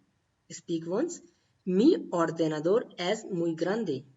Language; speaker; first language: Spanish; non-native, fluent; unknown